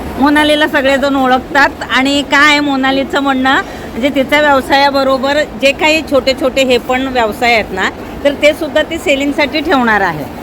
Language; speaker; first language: Marathi; native; Marathi